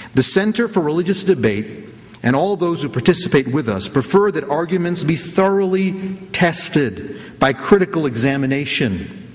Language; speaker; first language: English; native; English